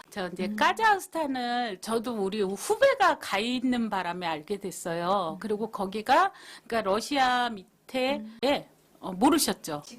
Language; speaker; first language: Korean; native; Korean